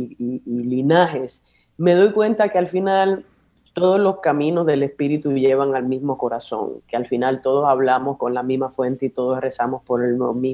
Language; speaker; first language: Spanish; native; Spanish